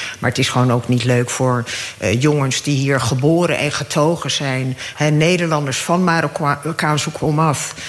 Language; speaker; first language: Dutch; early bilingual, other home language; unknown